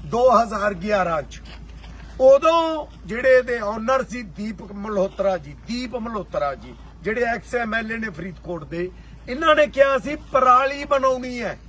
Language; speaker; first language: Punjabi; native; Punjabi